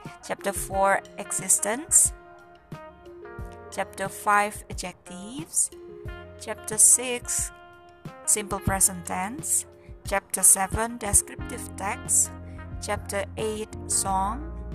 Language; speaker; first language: English; non-native, fluent; Indonesian